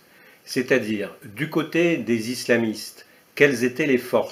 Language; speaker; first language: French; native; French